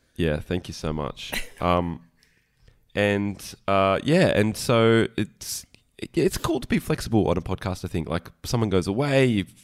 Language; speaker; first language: English; native; English